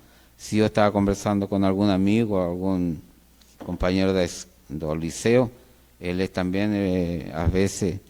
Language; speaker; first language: Portuguese; non-native, fluent; Spanish